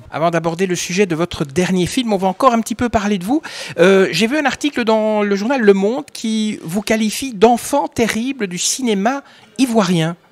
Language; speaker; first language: French; native; French